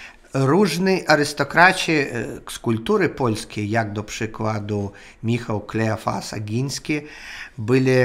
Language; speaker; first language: Polish; non-native, learner; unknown